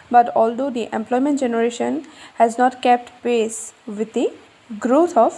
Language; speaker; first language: English; non-native, local second language; Assamese